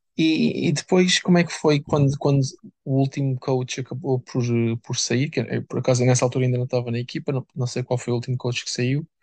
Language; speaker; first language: Portuguese; native; Portuguese